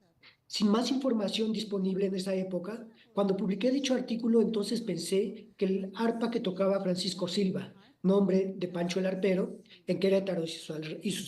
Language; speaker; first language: Spanish; native; Spanish